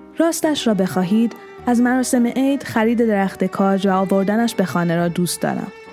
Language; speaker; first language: Persian; non-native, local second language; Armenian